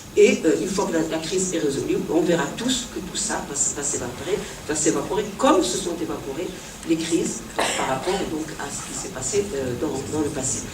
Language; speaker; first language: French; non-native, local second language; Arabic